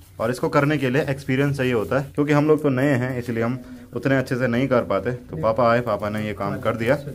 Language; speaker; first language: Hindi; non-native, local second language; Garhwali